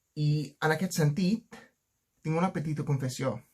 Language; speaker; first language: Catalan; non-native, learner; English